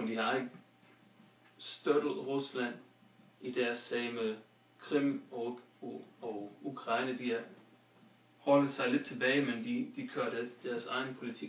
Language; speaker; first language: Danish; non-native, fluent; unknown